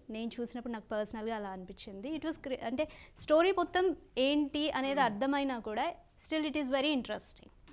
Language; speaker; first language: Telugu; native; Telugu